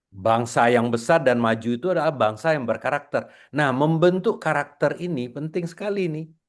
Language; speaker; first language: Indonesian; non-native, local second language; Minangkabau